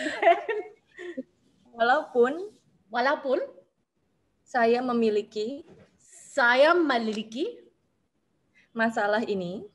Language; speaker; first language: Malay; non-native, learner; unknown